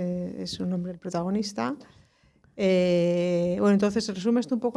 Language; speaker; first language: Spanish; native; Spanish